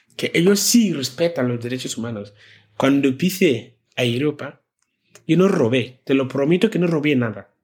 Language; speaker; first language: Spanish; non-native, fluent; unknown